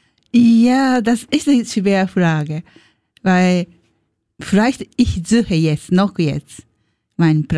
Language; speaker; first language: German; non-native, learner; Japanese